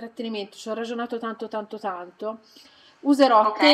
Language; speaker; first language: Italian; native; Italian